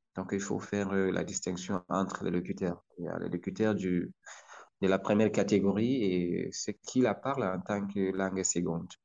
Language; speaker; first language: French; non-native, local second language; Hausa